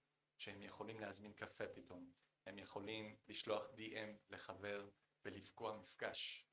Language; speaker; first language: Hebrew; non-native, fluent; Korean